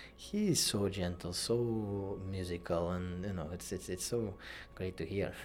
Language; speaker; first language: English; non-native, fluent; Russian